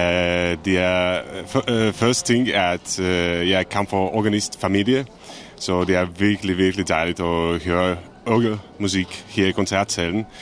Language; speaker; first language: Danish; non-native, fluent; Czech